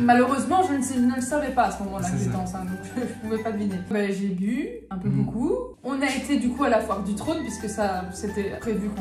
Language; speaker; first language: French; native; French